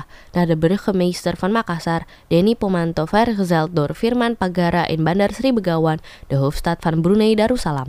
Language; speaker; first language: Dutch; non-native, fluent; Indonesian